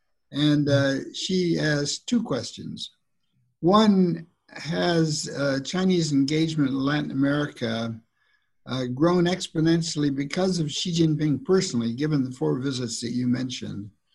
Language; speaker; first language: English; native; English